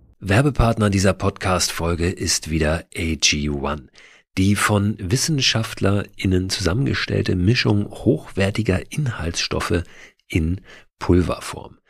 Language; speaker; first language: German; native; German